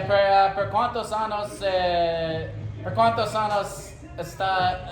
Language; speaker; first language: Spanish; non-native, learner; English